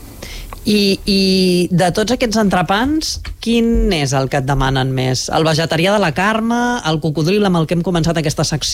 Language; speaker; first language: Catalan; native; Catalan